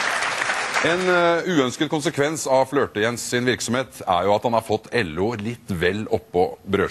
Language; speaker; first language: Norwegian; native; Norwegian